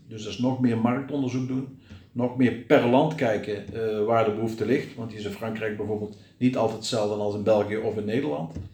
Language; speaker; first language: Dutch; native; Dutch